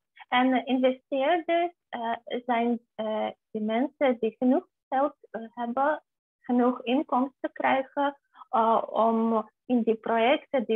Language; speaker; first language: Dutch; non-native, fluent; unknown